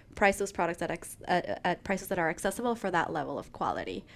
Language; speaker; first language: English; non-native, fluent; Spanish